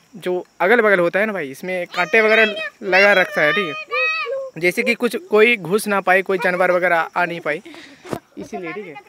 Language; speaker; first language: Hindi; non-native, local second language; Bangla